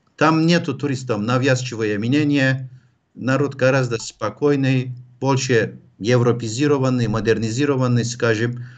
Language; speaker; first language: Russian; non-native, fluent; Turkish